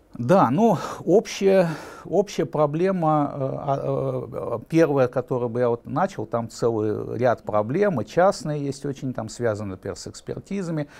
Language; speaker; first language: Russian; native; Russian